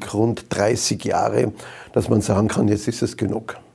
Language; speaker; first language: German; native; German